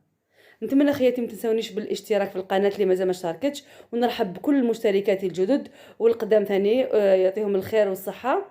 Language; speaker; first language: Arabic; native; Arabic